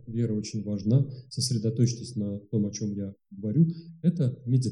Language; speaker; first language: Russian; native; Russian